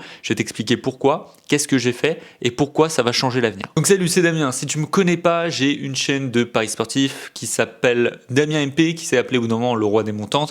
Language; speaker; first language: French; native; French